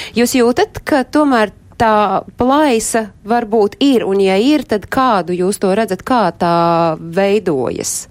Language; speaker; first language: Latvian; native; Latvian